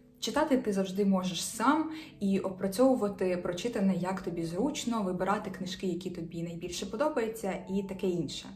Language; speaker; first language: Ukrainian; native; Ukrainian